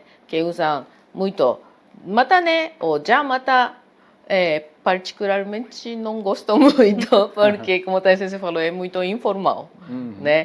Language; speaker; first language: Portuguese; non-native, fluent; Japanese